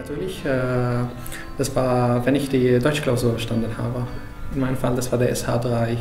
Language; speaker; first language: German; non-native, fluent; Arabic